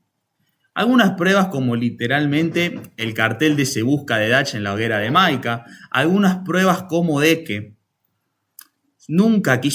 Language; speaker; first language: Spanish; native; Spanish